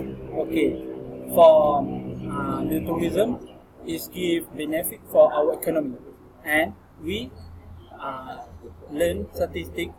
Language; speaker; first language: English; non-native, learner; Malay